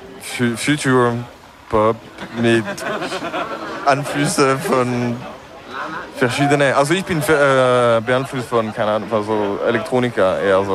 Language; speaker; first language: German; non-native, fluent; French